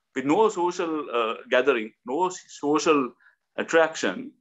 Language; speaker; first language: English; non-native, local second language; Sinhala